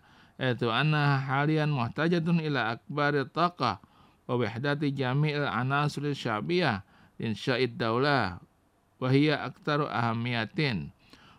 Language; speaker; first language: Arabic; non-native, fluent; Indonesian